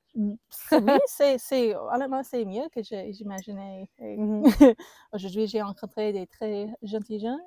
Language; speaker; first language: French; non-native, learner; English